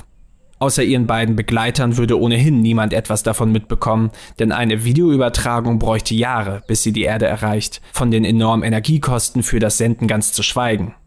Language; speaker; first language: German; native; German